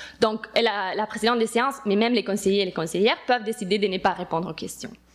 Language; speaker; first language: French; non-native, fluent; Italian